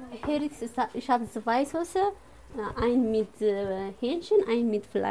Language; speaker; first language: German; non-native, learner; Amharic